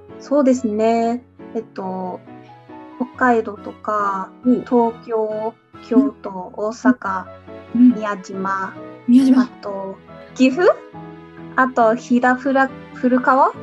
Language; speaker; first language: Japanese; non-native, fluent; English